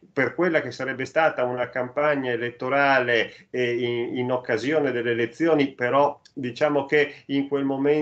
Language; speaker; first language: Italian; native; Italian